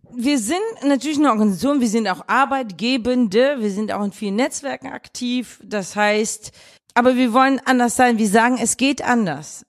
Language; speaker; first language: German; early bilingual, other home language; Russian